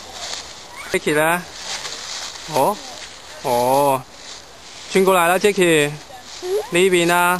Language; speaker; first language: Cantonese; native; Cantonese